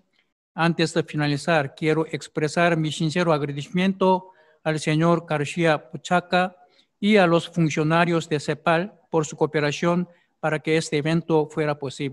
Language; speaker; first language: Spanish; non-native, fluent; Korean